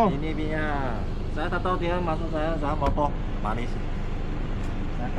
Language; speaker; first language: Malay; non-native, local second language; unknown